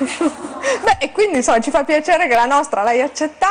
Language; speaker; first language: Italian; native; Italian